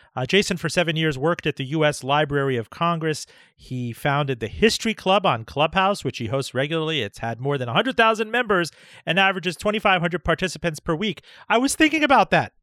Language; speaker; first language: English; early bilingual, other home language; Persian